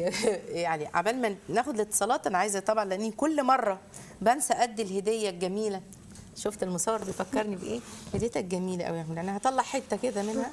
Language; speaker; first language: Arabic; native; Arabic